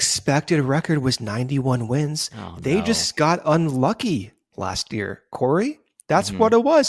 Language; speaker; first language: English; native; English